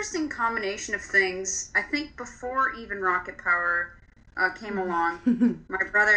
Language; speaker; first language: English; early bilingual, other home language; Polish